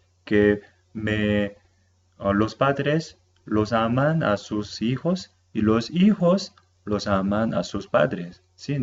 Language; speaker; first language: Spanish; non-native, fluent; Korean